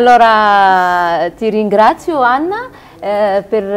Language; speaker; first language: Italian; non-native, learner; Arabic